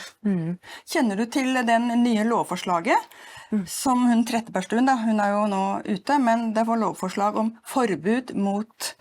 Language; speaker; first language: Norwegian; native; Norwegian